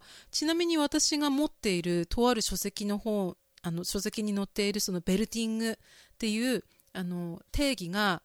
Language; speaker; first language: Japanese; native; Japanese